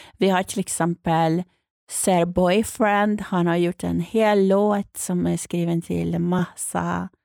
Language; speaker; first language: Swedish; non-native, fluent; Persian